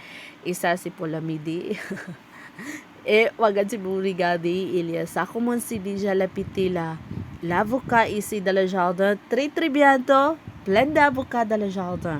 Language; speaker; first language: French; non-native, learner; Cebuano